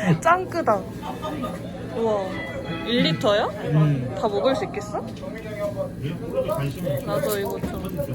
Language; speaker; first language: Korean; non-native, fluent; Japanese